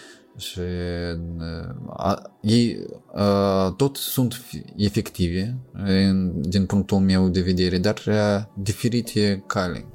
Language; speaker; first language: Romanian; non-native, local second language; Russian